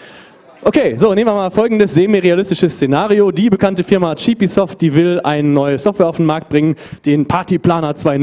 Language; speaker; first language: German; native; German